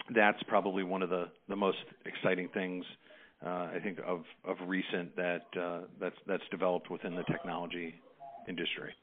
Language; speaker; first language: English; native; English